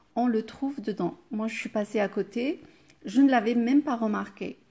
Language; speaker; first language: French; non-native, local second language; Arabic